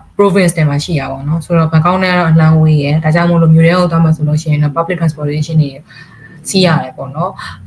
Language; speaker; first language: Burmese; native; Burmese